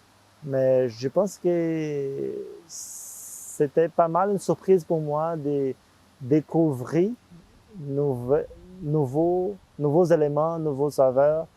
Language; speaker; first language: French; non-native, fluent; Portuguese